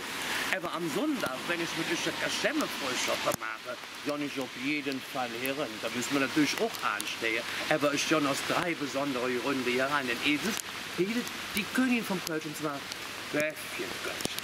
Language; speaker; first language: German; native; German